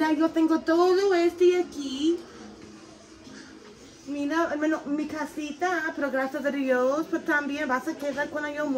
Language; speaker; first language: Spanish; non-native, learner; English